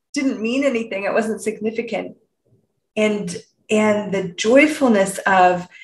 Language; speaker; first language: English; native; English